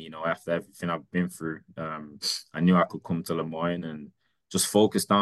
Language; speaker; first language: English; native; English